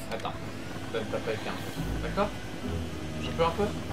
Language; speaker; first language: French; native; French